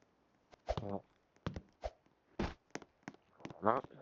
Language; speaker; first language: French; native; French